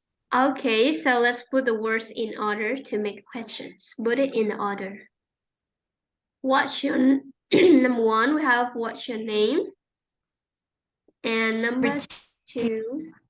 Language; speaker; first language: English; non-native, fluent; Vietnamese